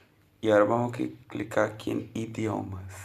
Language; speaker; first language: Spanish; non-native, local second language; Portuguese